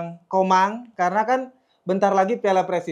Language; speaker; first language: Indonesian; native; Indonesian